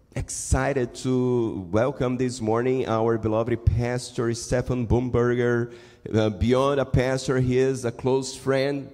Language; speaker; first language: English; non-native, fluent; Portuguese